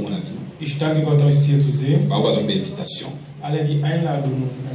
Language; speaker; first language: German; non-native, learner; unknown